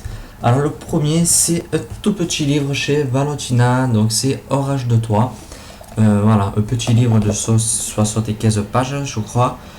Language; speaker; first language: French; native; French